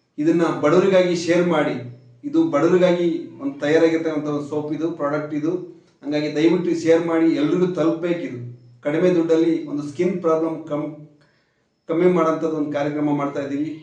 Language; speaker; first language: Kannada; native; Kannada